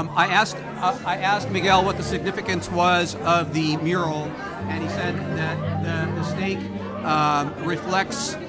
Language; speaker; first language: English; native; English